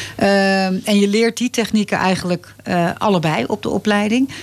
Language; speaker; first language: Dutch; native; Dutch